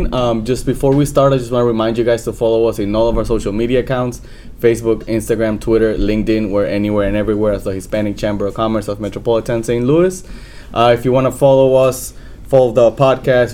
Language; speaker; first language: English; non-native, fluent; Spanish